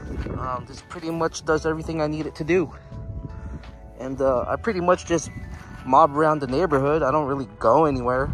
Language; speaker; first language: English; native; English